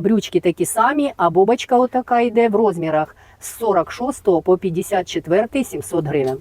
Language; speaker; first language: Ukrainian; native; Ukrainian